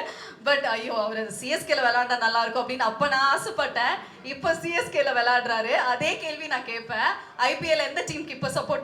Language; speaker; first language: Tamil; native; Tamil